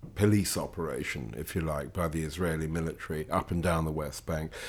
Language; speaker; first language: English; native; English